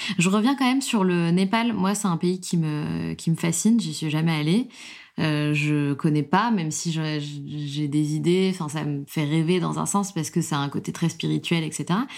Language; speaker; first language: French; native; French